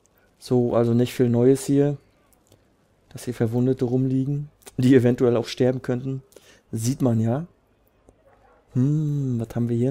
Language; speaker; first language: German; native; German